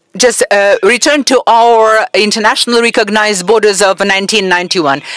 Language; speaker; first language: English; non-native, fluent; Persian